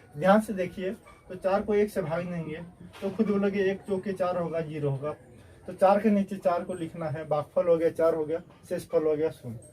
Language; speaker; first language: Hindi; native; Hindi